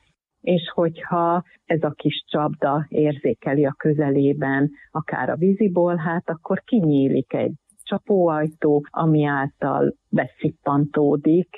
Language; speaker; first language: Hungarian; native; Hungarian